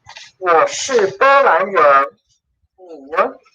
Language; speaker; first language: Chinese; non-native, learner; Polish